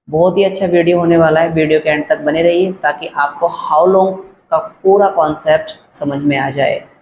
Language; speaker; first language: Hindi; native; Hindi